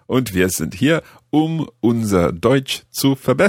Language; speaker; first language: German; non-native, learner; English